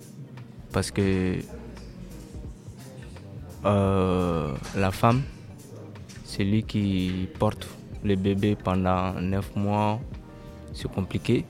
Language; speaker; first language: French; non-native, local second language; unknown